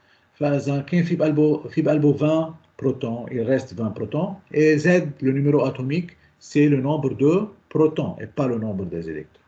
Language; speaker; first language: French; non-native, local second language; Arabic